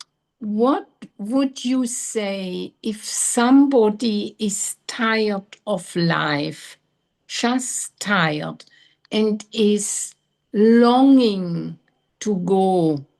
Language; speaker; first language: English; non-native, learner; German